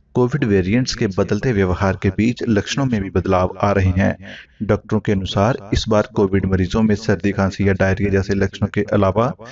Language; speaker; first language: Hindi; native; Hindi